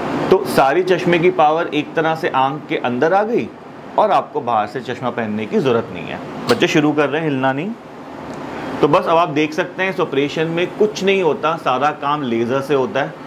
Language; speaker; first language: Hindi; native; Hindi